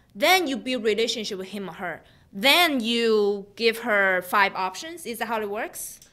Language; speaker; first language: English; non-native, fluent; Chinese